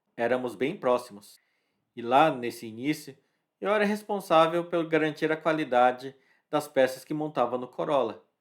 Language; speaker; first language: Portuguese; early bilingual, other home language; Japanese